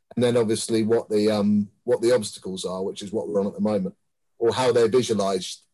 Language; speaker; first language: English; native; English